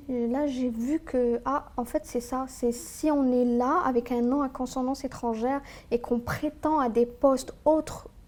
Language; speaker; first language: French; non-native, local second language; Arabic